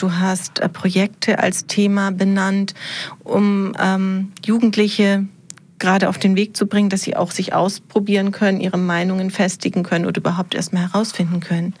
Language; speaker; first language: German; native; German